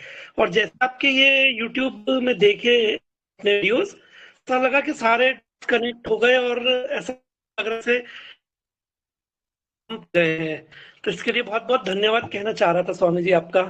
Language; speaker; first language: Hindi; native; Hindi